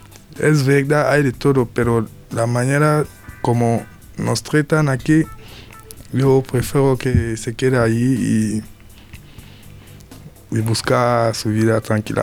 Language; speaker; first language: Spanish; non-native, learner; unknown